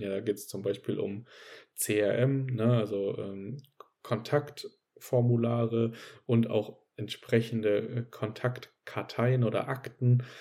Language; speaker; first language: German; native; German